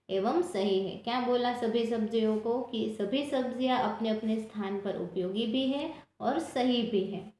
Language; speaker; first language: Hindi; non-native, local second language; Gujarati